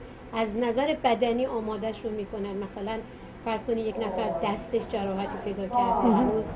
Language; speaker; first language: Persian; native; Persian